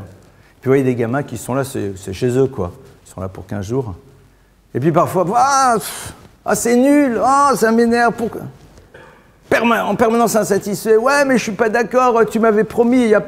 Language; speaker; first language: French; native; French